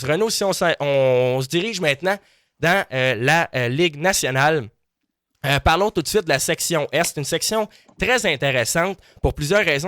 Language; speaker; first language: French; native; French